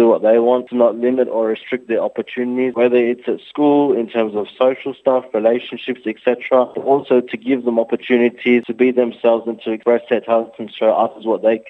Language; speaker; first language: English; native; English